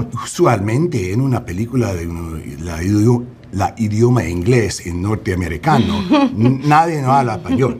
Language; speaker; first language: Spanish; early bilingual, heritage; English